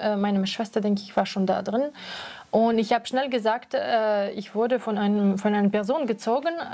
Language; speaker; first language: German; non-native, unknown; Russian